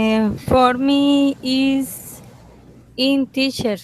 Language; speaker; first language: English; non-native, learner; Spanish